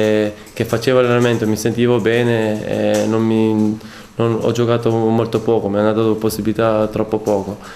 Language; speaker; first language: Italian; non-native, fluent; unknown